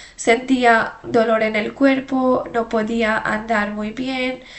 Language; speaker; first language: Spanish; non-native, fluent; Hindi